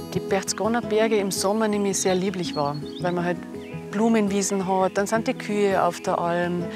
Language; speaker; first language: German; native; German